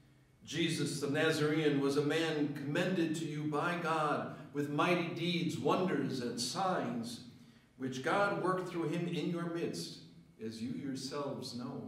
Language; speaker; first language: English; native; English